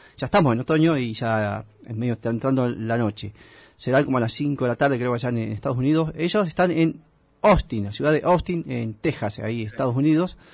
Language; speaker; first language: Spanish; native; Spanish